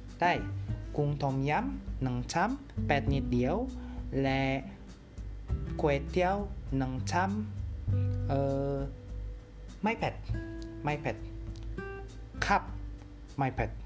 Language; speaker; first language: Thai; non-native, learner; Indonesian